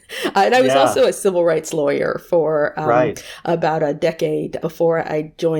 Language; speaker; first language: English; native; English